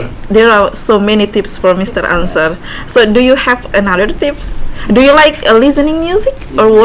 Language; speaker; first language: English; non-native, learner; Indonesian